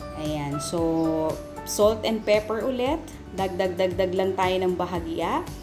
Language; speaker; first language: Filipino; non-native, local second language; Iloko